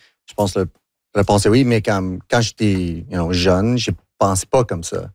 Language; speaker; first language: French; non-native, local second language; English